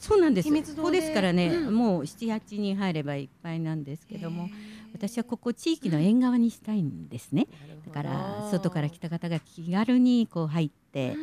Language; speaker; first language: Japanese; native; Japanese